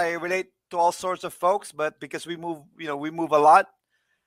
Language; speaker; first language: English; non-native, local second language; Filipino